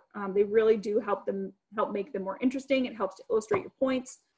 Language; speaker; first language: English; native; English